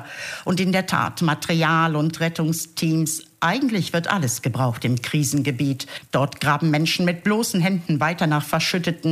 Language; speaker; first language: German; native; German